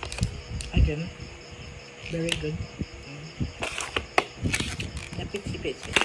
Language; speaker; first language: English; non-native, local second language; Cebuano